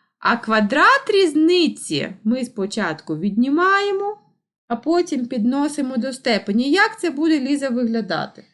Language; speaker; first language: Ukrainian; non-native, local second language; Russian